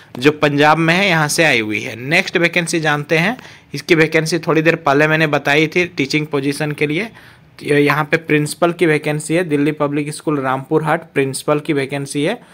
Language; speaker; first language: Hindi; native; Hindi